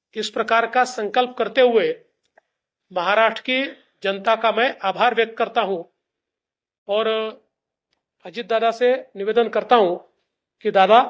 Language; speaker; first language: Hindi; non-native, local second language; Marathi